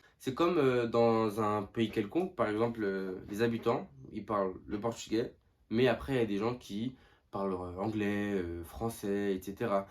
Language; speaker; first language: French; early bilingual, other home language; Portuguese